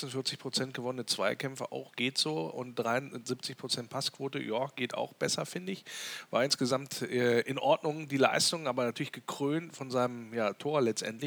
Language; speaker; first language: German; native; German